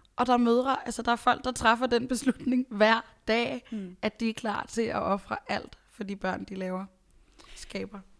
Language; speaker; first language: Danish; early bilingual, other home language; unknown